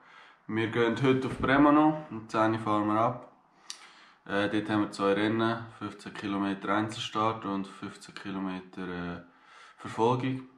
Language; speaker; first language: German; native; German